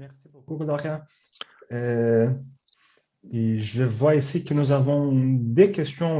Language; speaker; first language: French; non-native, fluent; Portuguese